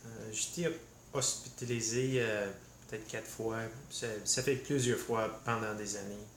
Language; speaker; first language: French; non-native, learner; English